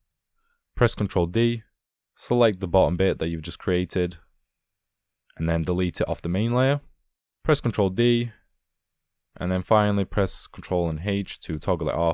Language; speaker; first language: English; native; English